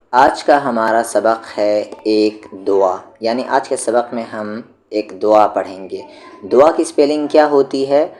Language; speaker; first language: Urdu; native; Urdu